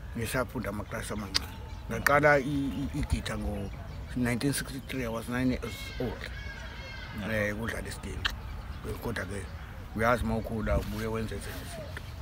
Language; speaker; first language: Zulu; native; Zulu